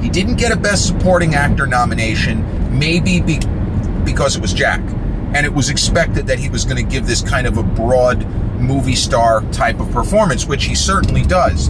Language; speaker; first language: English; native; English